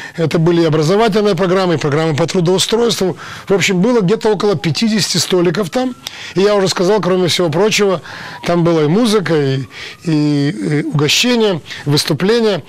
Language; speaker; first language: Russian; native; Russian